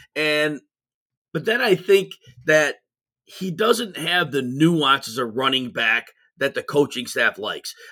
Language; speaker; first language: English; native; English